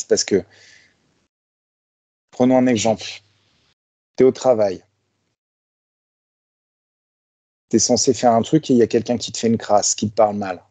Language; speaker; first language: French; native; French